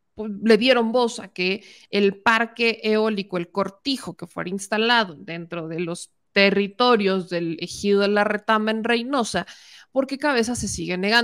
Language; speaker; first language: Spanish; native; Spanish